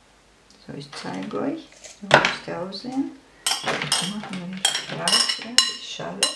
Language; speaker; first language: German; non-native, fluent; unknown